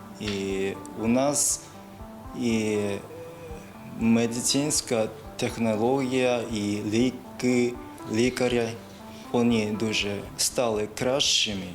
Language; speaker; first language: Ukrainian; non-native, learner; Japanese